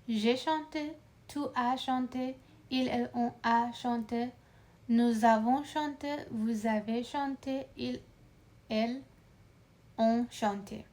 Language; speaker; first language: French; non-native, learner; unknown